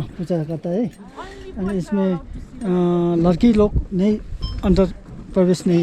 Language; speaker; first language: Hindi; non-native, learner; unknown